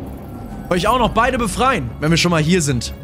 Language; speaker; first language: German; native; German